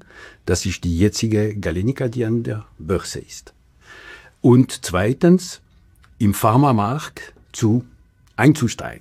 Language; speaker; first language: German; non-native, local second language; French